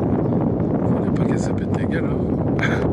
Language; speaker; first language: French; native; French